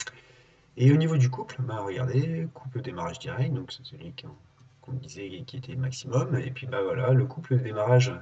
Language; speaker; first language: French; native; French